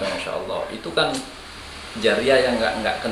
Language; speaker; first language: Indonesian; native; Indonesian